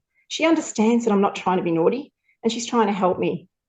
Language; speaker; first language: English; native; English